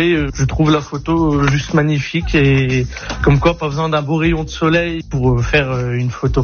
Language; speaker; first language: French; native; French